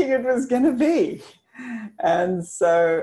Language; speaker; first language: English; native; English